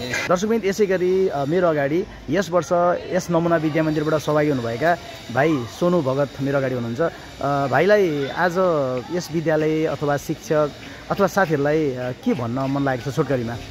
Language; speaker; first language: Nepali; native; Nepali